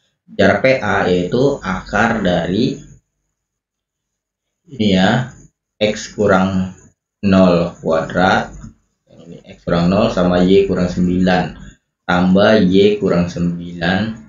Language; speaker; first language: Indonesian; native; Indonesian